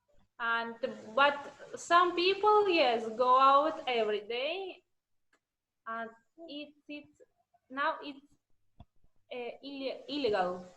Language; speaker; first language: English; non-native, learner; Russian